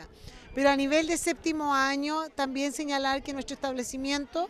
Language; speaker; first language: Spanish; native; Spanish